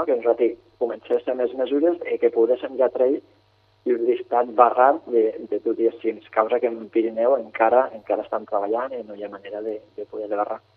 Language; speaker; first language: Catalan; native; Catalan